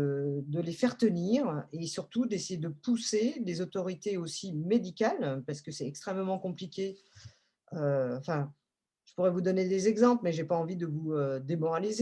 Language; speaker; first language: French; native; French